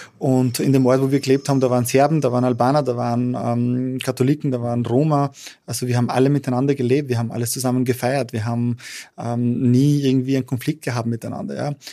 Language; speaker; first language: German; non-native, fluent; Albanian